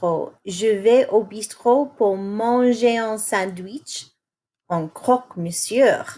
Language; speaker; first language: French; non-native, fluent; English